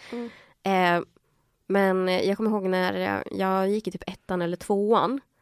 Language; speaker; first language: Swedish; early bilingual, other home language; Spanish